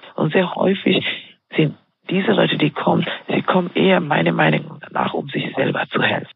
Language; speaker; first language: German; non-native, fluent; Swahili